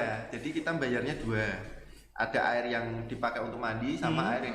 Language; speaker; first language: Indonesian; native; Indonesian